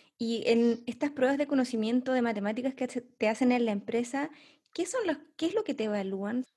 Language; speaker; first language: Spanish; native; Spanish